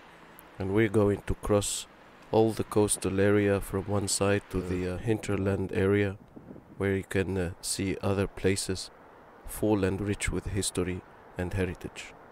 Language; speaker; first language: English; non-native, fluent; Arabic